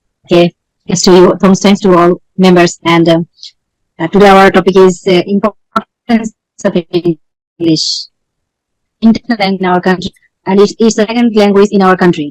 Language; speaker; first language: English; non-native, learner; Bangla